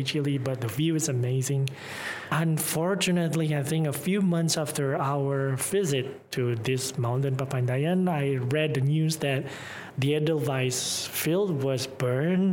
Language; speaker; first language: English; non-native, fluent; Indonesian